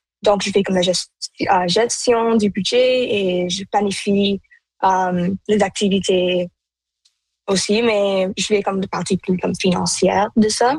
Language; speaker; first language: French; non-native, local second language; Punjabi